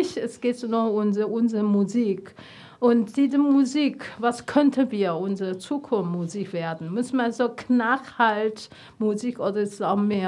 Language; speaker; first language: German; non-native, learner; Chinese